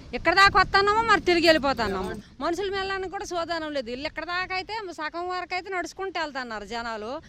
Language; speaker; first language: Telugu; native; Telugu